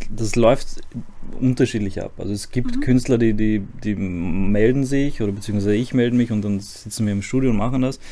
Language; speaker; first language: German; early bilingual, other home language; Croatian